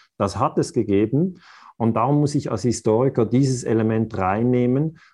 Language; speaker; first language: German; native; German